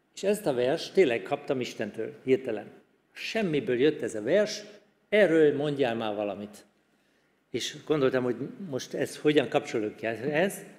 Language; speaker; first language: Hungarian; non-native, fluent; German